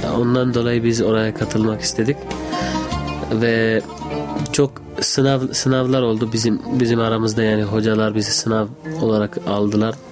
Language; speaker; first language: Turkish; non-native, fluent; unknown